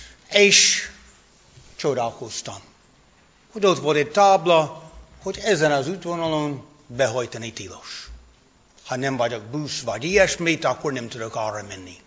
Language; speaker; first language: Hungarian; non-native, fluent; English